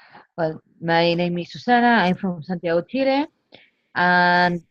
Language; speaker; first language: English; non-native, learner; Spanish